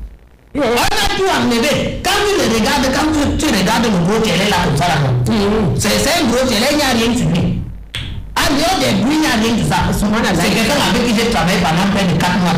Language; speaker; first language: French; native; French